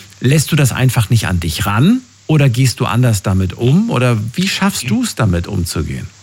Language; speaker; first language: German; native; German